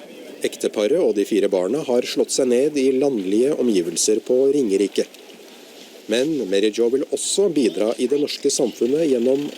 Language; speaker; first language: Norwegian; native; Norwegian